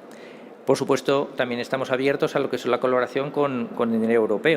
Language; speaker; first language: Spanish; native; Spanish